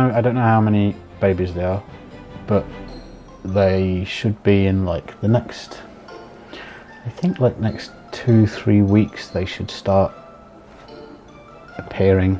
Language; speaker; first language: English; native; English